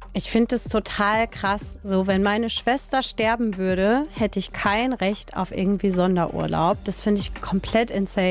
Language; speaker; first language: German; native; German